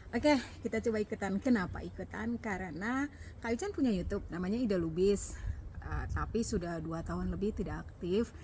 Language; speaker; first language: Indonesian; native; Indonesian